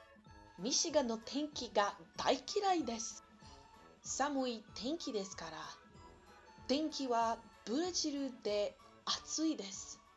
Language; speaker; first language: Japanese; non-native, learner; Portuguese